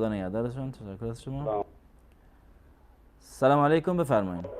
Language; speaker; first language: Persian; native; Persian